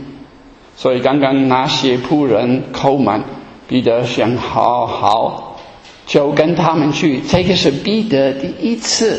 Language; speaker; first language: Chinese; non-native, fluent; German